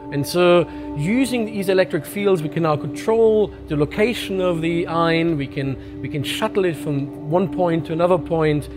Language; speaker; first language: English; non-native, fluent; German